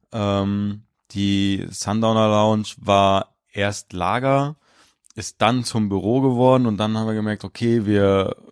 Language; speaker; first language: German; native; German